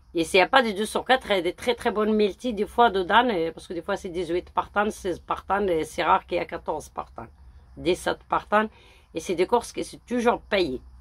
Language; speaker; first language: French; early bilingual, other home language; Arabic